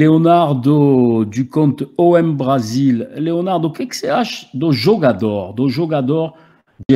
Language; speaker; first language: Portuguese; non-native, fluent; French